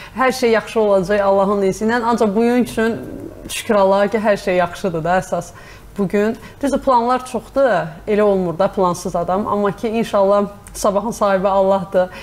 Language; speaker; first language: Azerbaijani; native; Azerbaijani